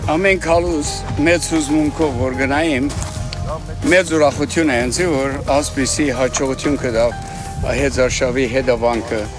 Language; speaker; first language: Armenian; early bilingual, heritage; Armenian